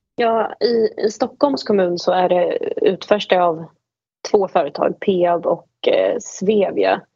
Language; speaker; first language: Swedish; native; Swedish